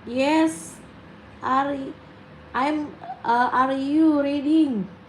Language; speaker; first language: English; non-native, learner; Indonesian